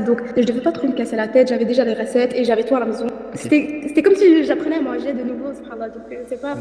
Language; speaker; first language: French; native; French